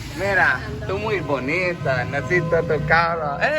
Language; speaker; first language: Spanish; non-native, learner; English